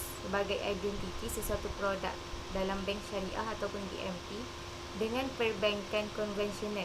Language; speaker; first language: Malay; native; Malay